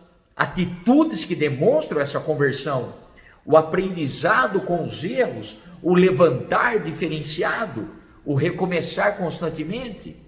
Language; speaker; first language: Portuguese; native; Portuguese